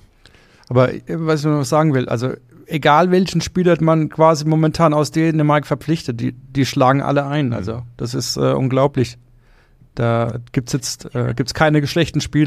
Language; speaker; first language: German; native; German